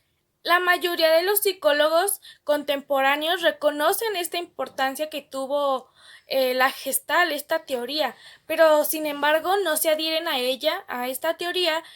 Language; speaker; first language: Spanish; native; Spanish